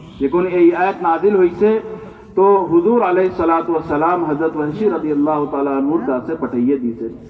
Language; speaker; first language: Bangla; non-native, learner; Urdu